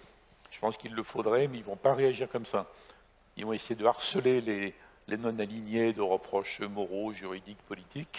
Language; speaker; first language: French; native; French